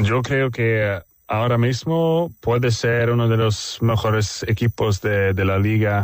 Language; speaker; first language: Spanish; non-native, fluent; Swedish